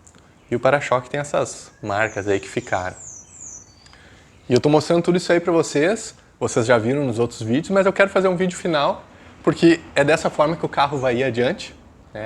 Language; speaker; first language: Portuguese; native; Portuguese